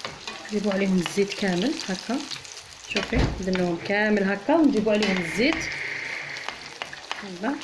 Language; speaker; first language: Arabic; native; Arabic